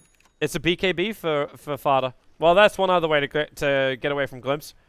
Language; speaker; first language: English; native; English